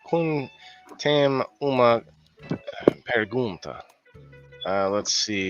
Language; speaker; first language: Portuguese; non-native, learner; English